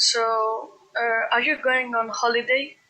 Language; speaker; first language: English; non-native, fluent; Greek